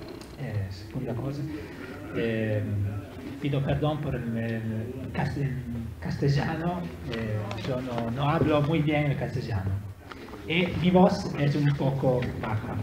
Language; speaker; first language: Spanish; non-native, learner; Italian